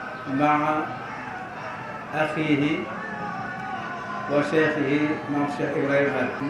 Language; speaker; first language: Arabic; non-native, fluent; Wolof